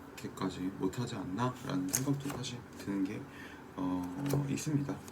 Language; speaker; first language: Korean; native; Korean